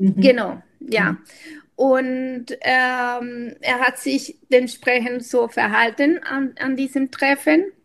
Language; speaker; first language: German; non-native, fluent; Spanish